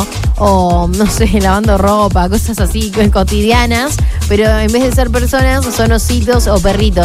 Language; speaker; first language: Spanish; native; Spanish